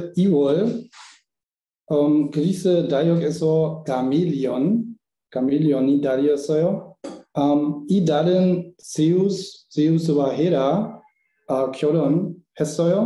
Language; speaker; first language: Korean; non-native, learner; German